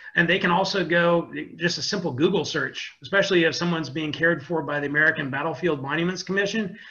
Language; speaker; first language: English; native; English